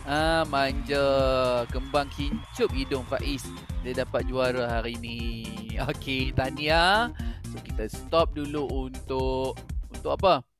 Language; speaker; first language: Malay; native; Malay